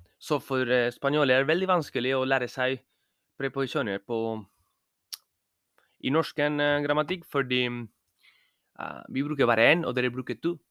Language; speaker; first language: Norwegian; non-native, learner; Spanish